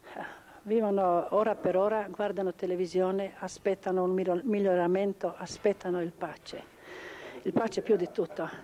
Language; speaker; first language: Italian; non-native, local second language; Croatian